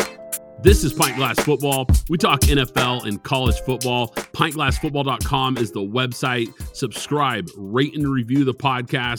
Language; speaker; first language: English; native; English